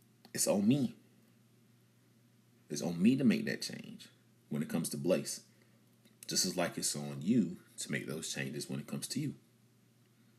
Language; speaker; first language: English; native; English